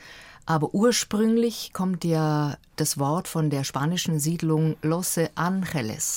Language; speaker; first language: German; native; German